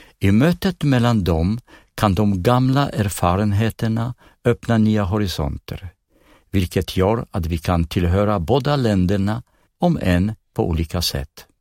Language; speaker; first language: Swedish; non-native, fluent; Polish